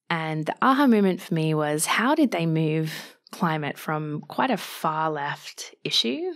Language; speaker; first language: English; native; English